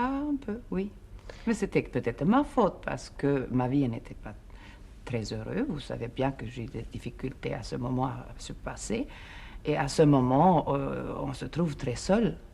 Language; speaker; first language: French; non-native, fluent; Swedish